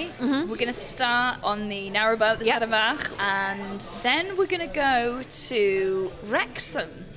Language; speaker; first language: English; native; English